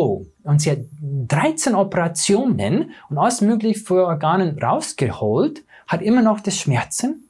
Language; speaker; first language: German; non-native, fluent; English